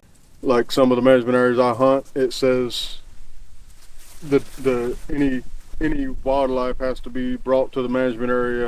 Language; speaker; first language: English; native; English